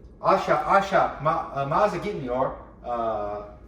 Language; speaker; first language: Turkish; non-native, learner; English